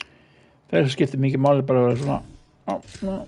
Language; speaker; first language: Icelandic; non-native, learner; Norwegian